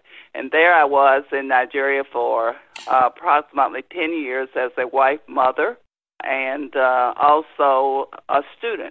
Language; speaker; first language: English; native; English